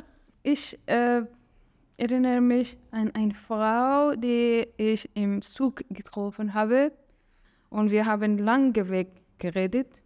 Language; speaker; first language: German; non-native, learner; Persian